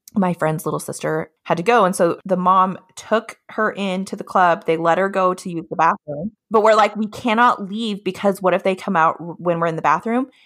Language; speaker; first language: English; native; English